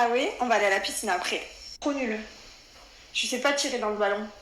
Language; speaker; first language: French; native; French